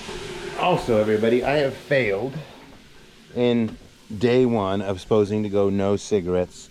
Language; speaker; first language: English; native; English